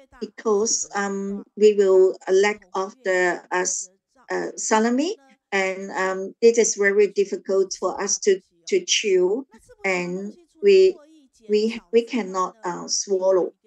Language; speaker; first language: English; non-native, learner; Chinese